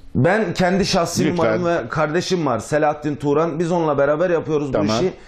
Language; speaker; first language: Turkish; native; Turkish